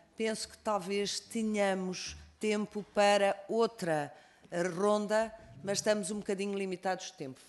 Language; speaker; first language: Portuguese; native; Portuguese